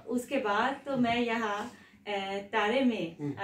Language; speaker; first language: Hindi; non-native, learner; Italian